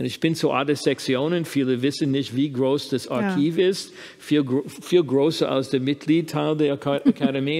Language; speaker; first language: German; non-native, fluent; English